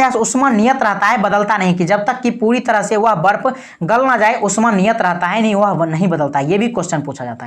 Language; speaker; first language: Hindi; native; Hindi